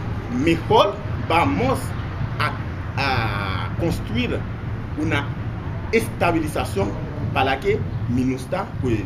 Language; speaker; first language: Spanish; non-native, fluent; Haitian Creole